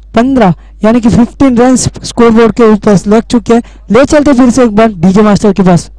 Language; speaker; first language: Hindi; non-native, local second language; Marathi